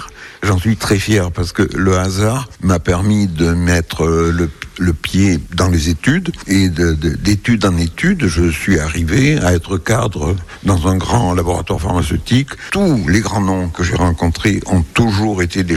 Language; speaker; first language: French; native; French